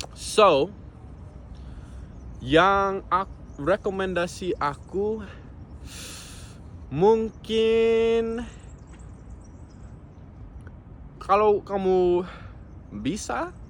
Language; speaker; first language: Indonesian; non-native, fluent; English